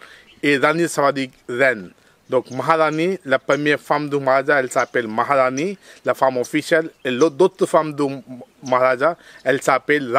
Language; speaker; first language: French; non-native, fluent; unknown